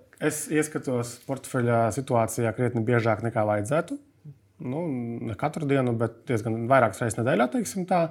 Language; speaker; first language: Latvian; native; Latvian